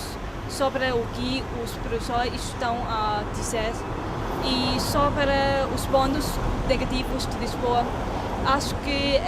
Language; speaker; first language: Portuguese; non-native, fluent; Chinese